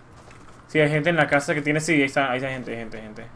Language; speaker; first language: Spanish; native; Spanish